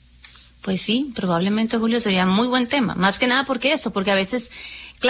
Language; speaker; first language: Spanish; native; Spanish